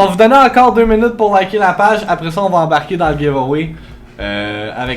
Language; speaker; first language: French; native; French